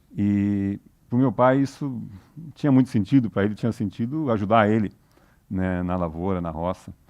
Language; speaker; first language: Portuguese; non-native, local second language; German